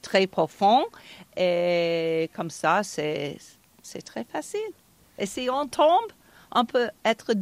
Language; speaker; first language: French; non-native, fluent; English